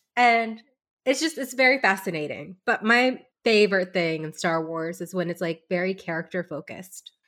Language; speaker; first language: English; early bilingual, other home language; Hindi